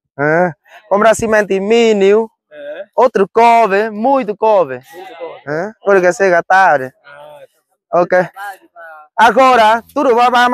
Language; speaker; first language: Portuguese; non-native, learner; Vietnamese